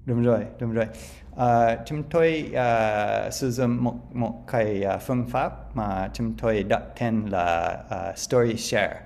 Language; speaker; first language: Vietnamese; non-native, learner; English